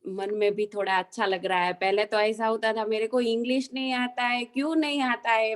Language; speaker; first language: Hindi; non-native, local second language; Gujarati